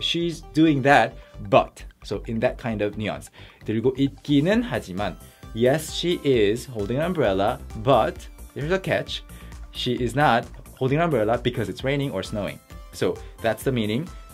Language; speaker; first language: English; non-native, fluent; Korean